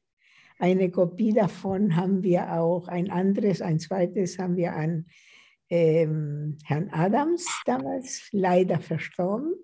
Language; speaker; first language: German; non-native, fluent; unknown